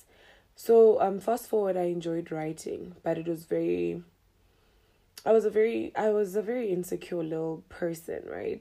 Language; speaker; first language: English; non-native, local second language; Tswana